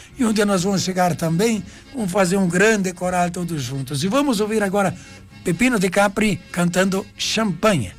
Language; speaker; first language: Portuguese; native; Portuguese